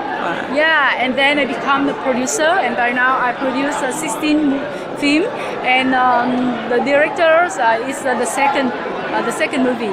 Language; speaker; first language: English; non-native, learner; Vietnamese